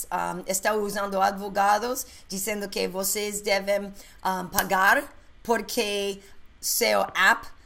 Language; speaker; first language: Portuguese; non-native, learner; English